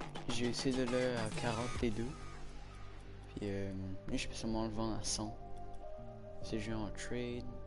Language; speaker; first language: French; native; French